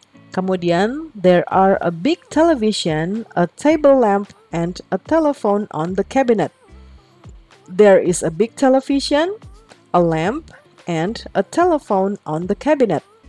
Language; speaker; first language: English; non-native, fluent; Indonesian